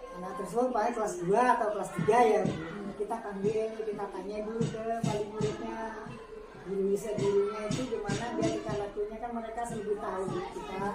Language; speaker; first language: Indonesian; non-native, local second language; Madurese